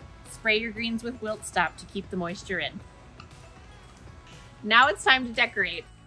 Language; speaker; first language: English; native; English